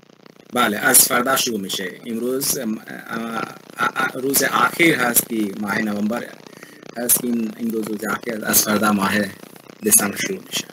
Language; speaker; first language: Persian; non-native, learner; Hindi